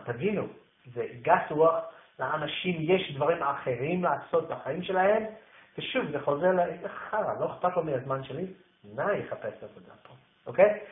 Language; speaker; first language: Hebrew; non-native, fluent; English